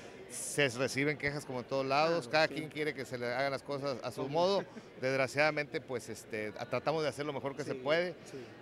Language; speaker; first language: Spanish; native; Spanish